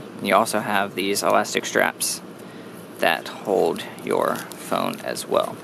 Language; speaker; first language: English; native; English